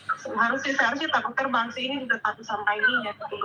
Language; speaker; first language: Indonesian; native; Indonesian